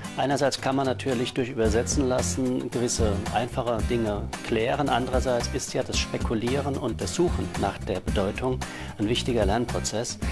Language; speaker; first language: German; native; German